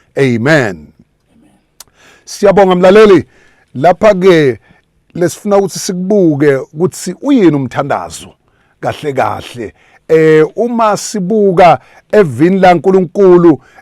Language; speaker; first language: Zulu; non-native, local second language; Swati